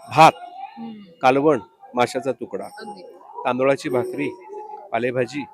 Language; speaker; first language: Marathi; native; Marathi